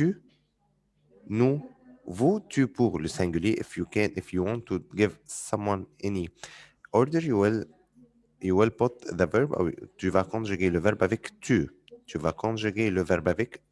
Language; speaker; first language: French; non-native, fluent; Arabic